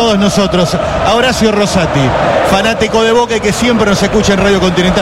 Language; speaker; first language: Spanish; native; Spanish